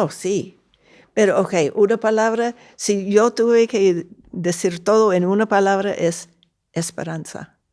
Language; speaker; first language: Spanish; non-native, fluent; English